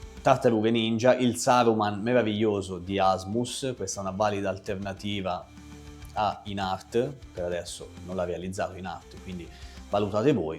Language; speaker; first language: Italian; native; Italian